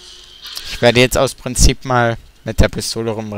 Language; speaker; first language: German; native; German